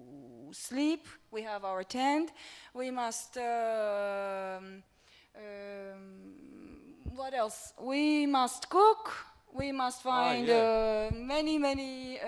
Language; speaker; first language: English; non-native, fluent; Romanian